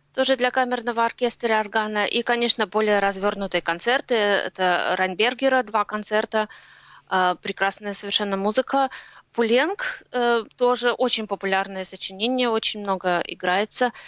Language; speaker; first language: Russian; native; Russian